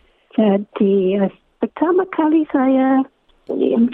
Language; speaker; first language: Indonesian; non-native, fluent; English